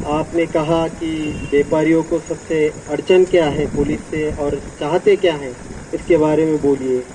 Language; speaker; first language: Hindi; non-native, local second language; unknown